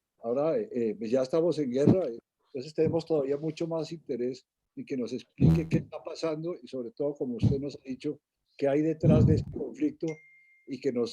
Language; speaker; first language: Spanish; native; Spanish